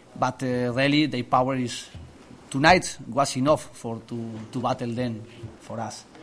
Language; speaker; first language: English; non-native, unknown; Spanish